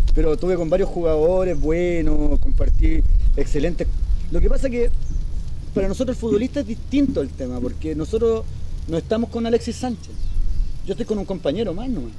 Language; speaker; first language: Spanish; native; Spanish